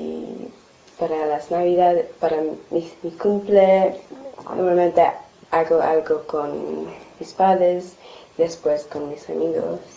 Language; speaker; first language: Spanish; non-native, learner; English